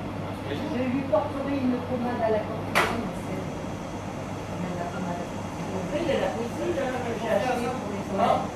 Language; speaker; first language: French; native; French